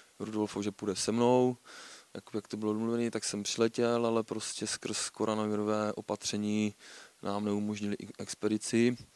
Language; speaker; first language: Czech; native; Czech